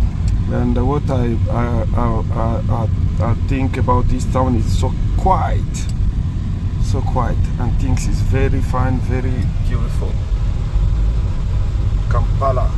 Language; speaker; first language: English; non-native, learner; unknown